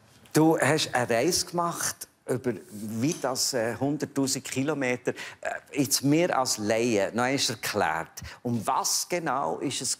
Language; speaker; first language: German; native; German